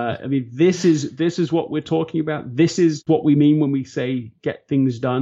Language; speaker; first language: English; native; English